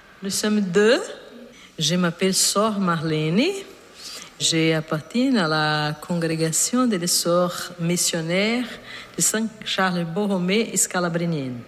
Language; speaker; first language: French; non-native, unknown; Portuguese